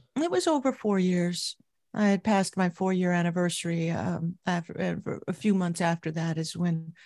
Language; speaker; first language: English; native; English